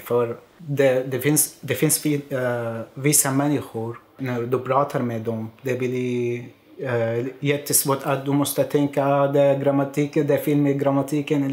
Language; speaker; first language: Swedish; non-native, fluent; Arabic